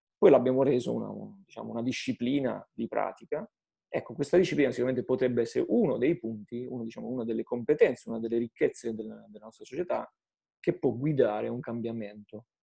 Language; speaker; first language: Italian; native; Italian